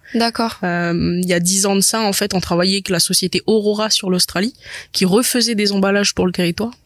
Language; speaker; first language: French; native; French